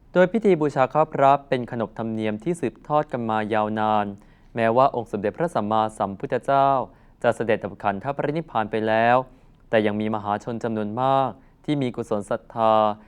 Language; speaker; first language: Thai; native; Thai